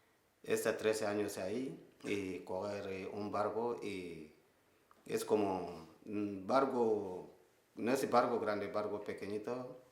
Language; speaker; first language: Spanish; non-native, learner; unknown